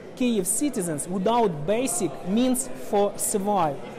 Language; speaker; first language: English; non-native, fluent; Ukrainian